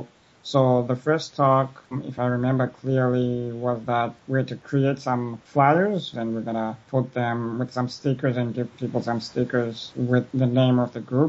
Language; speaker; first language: English; non-native, local second language; Shona